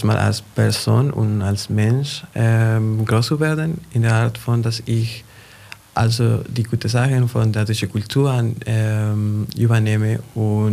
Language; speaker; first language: German; non-native, fluent; Spanish